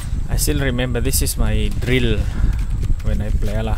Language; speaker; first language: English; non-native, local second language; Malay